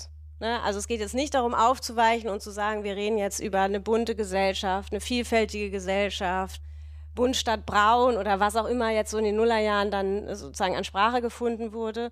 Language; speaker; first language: German; native; German